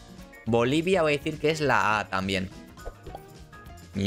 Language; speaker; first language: Spanish; native; Spanish